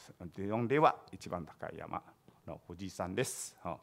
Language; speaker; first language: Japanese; non-native, fluent; Chinese